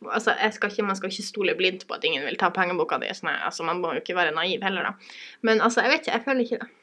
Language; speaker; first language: Norwegian; native; Norwegian